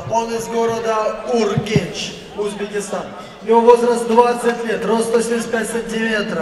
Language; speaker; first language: Russian; native; Russian